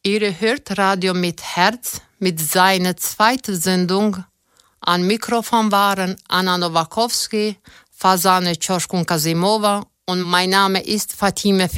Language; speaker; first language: German; native; German